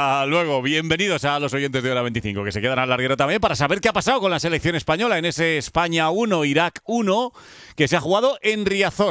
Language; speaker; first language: Spanish; native; Spanish